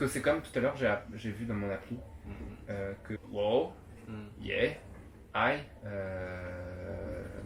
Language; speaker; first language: French; native; French